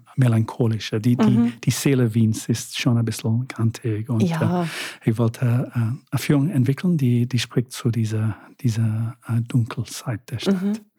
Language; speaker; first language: German; non-native, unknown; English